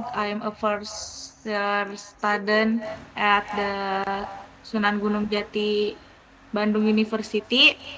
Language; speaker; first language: English; non-native, learner; Indonesian